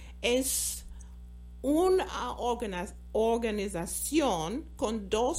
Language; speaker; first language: Spanish; non-native, fluent; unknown